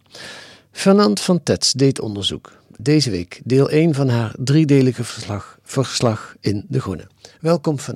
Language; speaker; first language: Dutch; native; Dutch